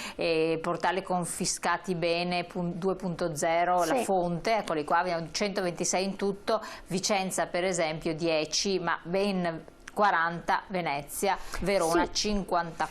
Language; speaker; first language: Italian; native; Italian